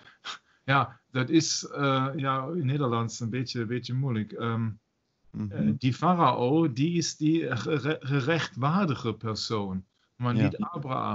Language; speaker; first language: Dutch; non-native, learner; German